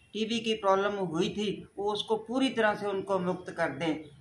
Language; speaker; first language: Hindi; native; Hindi